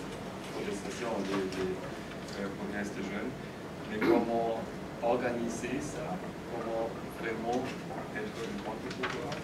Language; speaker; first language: French; non-native, fluent; German